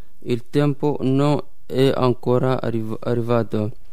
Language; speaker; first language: Italian; non-native, learner; Bambara